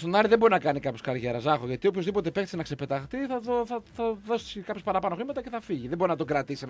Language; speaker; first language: Greek; native; Greek